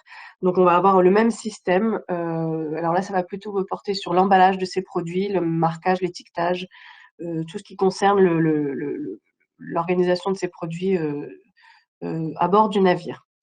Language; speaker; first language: French; native; French